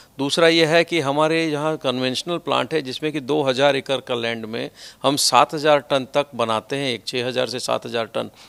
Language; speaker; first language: Hindi; non-native, local second language; Gujarati